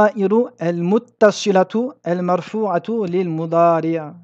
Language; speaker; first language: Arabic; non-native, fluent; French